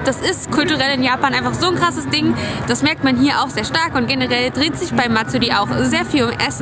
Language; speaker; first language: German; native; German